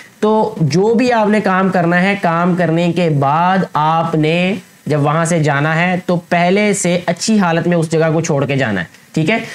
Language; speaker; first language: Urdu; non-native, local second language; Punjabi